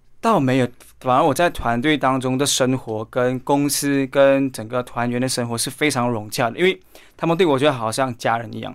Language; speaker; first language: Chinese; native; Chinese